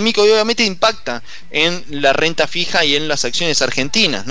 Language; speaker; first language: Spanish; native; Spanish